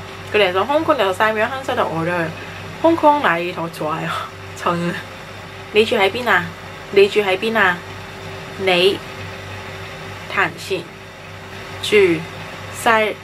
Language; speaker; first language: Korean; non-native, fluent; Cantonese